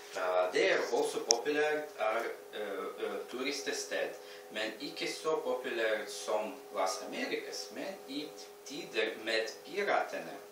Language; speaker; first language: Swedish; non-native, learner; Russian